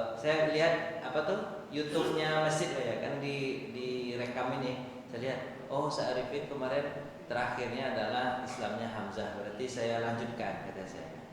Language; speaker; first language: Indonesian; non-native, local second language; Minangkabau